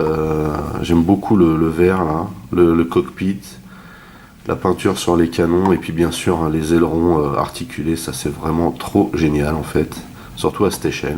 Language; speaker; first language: French; native; French